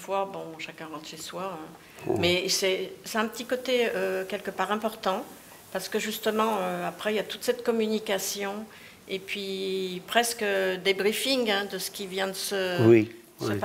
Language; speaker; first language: French; native; French